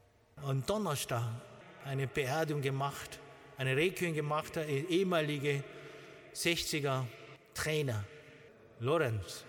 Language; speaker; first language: German; non-native, learner; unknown